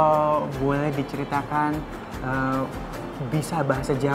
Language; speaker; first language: Indonesian; native; Indonesian